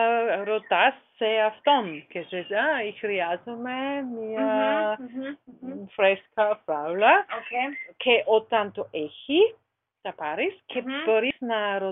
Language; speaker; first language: Greek; non-native, learner; German